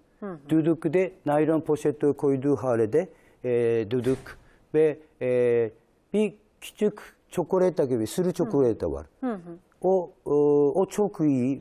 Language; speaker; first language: Turkish; non-native, learner; Japanese